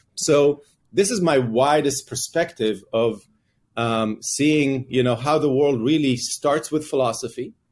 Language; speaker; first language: English; non-native, fluent; Hebrew